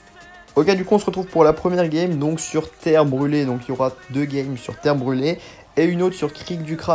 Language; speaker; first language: French; native; French